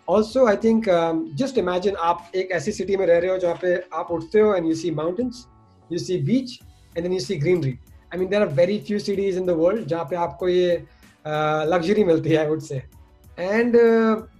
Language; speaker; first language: English; non-native, local second language; Hindi